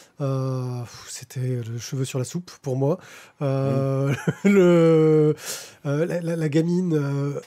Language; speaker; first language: French; native; French